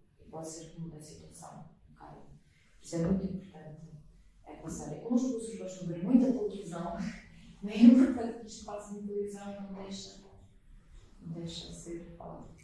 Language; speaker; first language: Portuguese; non-native, fluent; Russian